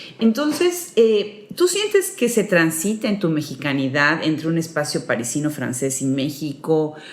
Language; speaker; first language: Spanish; native; Spanish